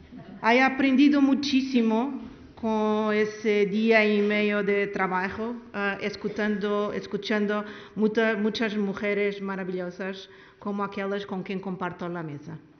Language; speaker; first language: Spanish; non-native, learner; Portuguese